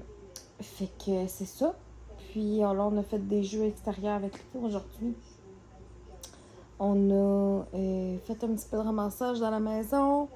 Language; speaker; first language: French; native; French